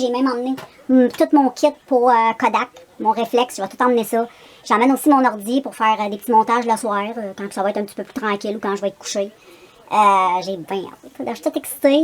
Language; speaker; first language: French; native; French